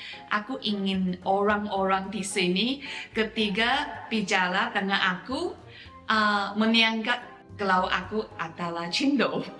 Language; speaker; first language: Indonesian; non-native, fluent; Chinese